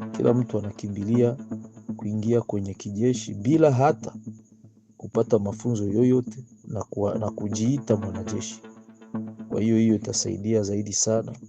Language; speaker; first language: Swahili; native; Swahili